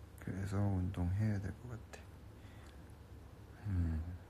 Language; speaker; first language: Korean; non-native, learner; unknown